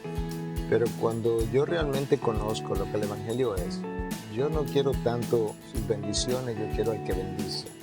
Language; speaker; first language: Spanish; native; Spanish